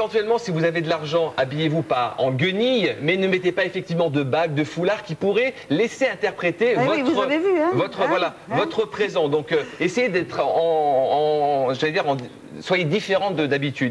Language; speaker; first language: French; native; French